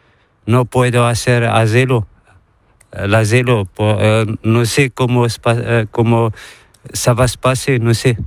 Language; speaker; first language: Spanish; non-native, learner; Arabic